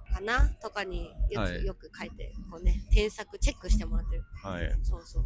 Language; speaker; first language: Japanese; native; Japanese